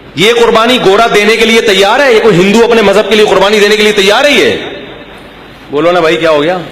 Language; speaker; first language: Urdu; native; Urdu